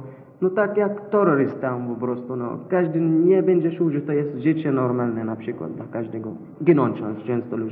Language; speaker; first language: Polish; non-native, learner; Arabic